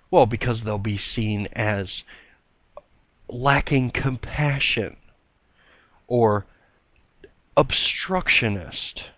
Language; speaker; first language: English; native; English